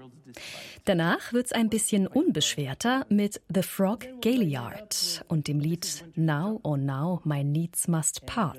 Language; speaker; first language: German; native; German